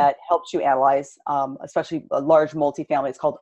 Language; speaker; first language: English; native; English